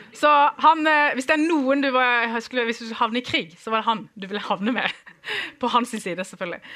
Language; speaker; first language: Norwegian; early bilingual, other home language; Kurdish